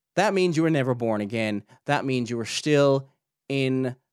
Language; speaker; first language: English; native; English